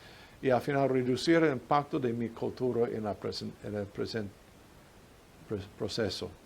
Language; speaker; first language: Spanish; non-native, fluent; English